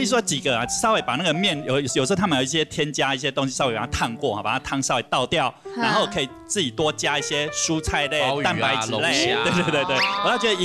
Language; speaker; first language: Chinese; native; Chinese